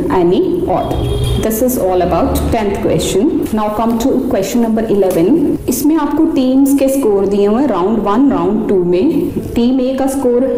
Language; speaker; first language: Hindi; non-native, local second language; Punjabi